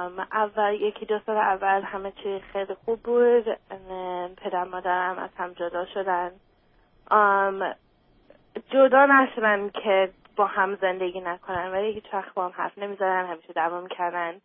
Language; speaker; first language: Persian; early bilingual, other home language; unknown